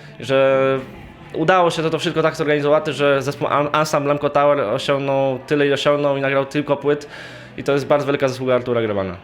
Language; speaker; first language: Polish; non-native, local second language; Rusyn